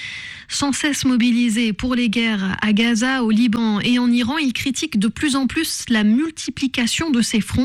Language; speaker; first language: French; native; French